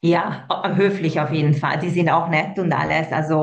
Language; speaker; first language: German; non-native, local second language; Hungarian